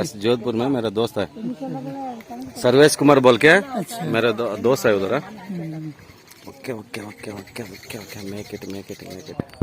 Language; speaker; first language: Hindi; non-native, local second language; Kannada